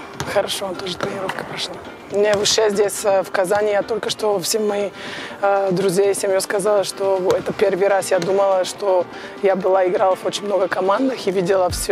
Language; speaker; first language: Russian; non-native, learner; Bulgarian